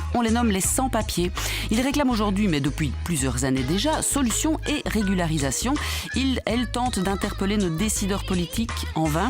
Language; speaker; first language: French; native; French